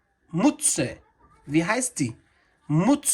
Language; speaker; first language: German; non-native, learner; Somali